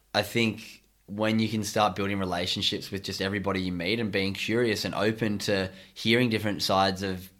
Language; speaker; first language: English; native; English